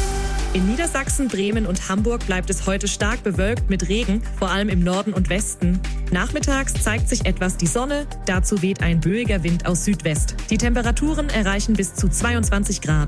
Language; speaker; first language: German; native; German